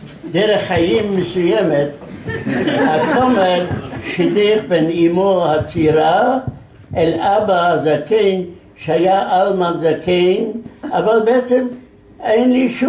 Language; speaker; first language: Hebrew; non-native, fluent; Yiddish